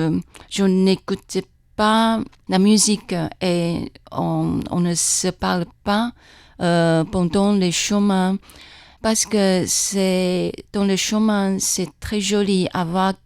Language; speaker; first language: French; non-native, fluent; Chinese